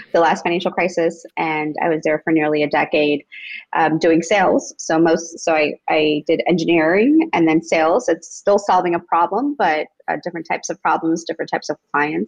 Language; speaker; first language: English; early bilingual, other home language; Spanish